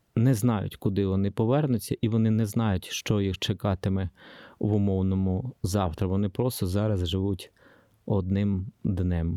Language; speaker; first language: Ukrainian; native; Ukrainian